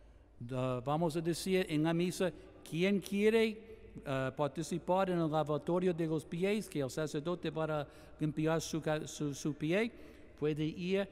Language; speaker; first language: Spanish; non-native, fluent; English